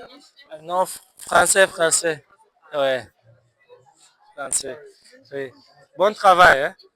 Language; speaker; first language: French; non-native, fluent; Portuguese